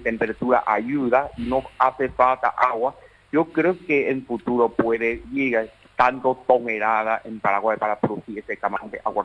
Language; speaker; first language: Spanish; non-native, learner; Chinese